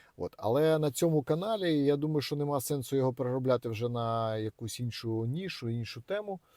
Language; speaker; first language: Ukrainian; non-native, local second language; Russian